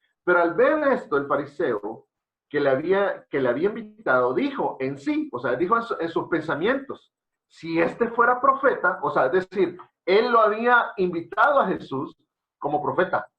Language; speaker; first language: Spanish; native; Spanish